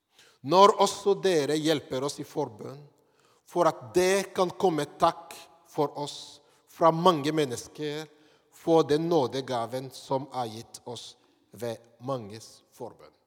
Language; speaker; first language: Norwegian; non-native, fluent; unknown